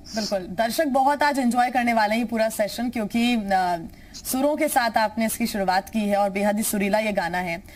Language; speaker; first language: Hindi; native; Hindi